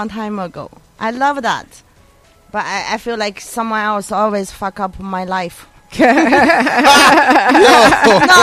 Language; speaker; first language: English; non-native, learner; Chinese